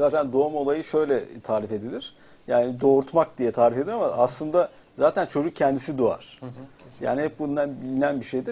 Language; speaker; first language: Turkish; native; Turkish